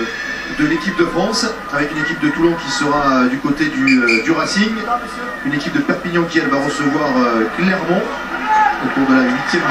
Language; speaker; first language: French; native; French